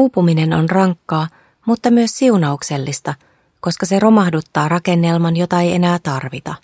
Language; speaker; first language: Finnish; native; Finnish